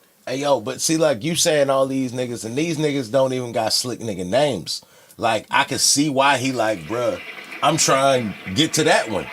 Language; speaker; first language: English; native; English